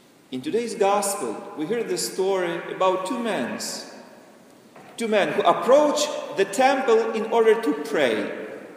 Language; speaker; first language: English; non-native, fluent; Ukrainian